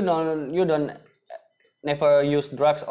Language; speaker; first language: English; non-native, learner; Indonesian